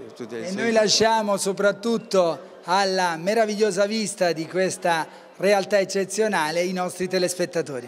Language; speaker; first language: Italian; native; Italian